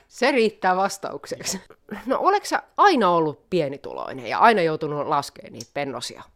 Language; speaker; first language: Finnish; native; Finnish